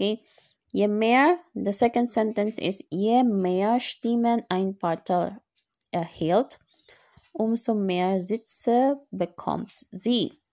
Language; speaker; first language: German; non-native, learner; Filipino